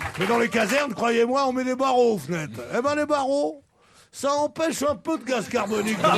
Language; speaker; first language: French; native; French